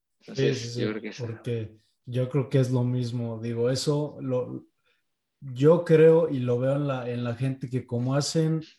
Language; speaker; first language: Spanish; native; Spanish